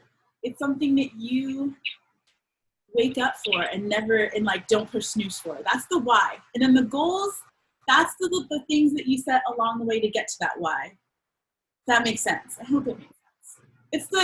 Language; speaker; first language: English; native; English